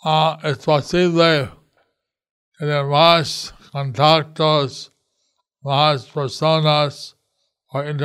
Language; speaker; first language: Spanish; non-native, learner; English